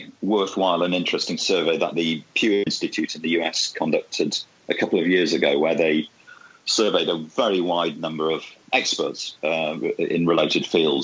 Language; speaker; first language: English; native; English